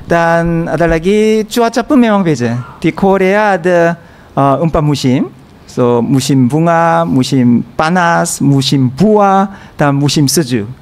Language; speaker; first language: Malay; non-native, learner; Korean